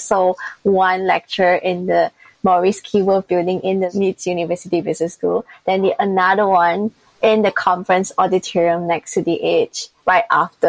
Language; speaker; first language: English; non-native, local second language; Chinese